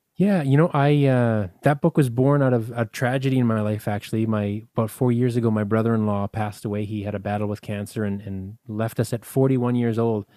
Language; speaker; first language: English; native; English